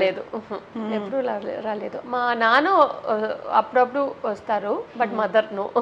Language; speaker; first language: Telugu; non-native, learner; Tamil